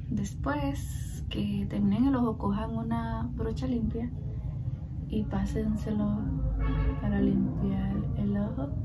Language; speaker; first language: Spanish; early bilingual, heritage; Spanish